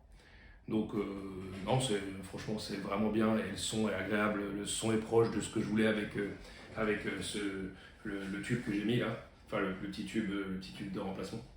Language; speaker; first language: French; native; French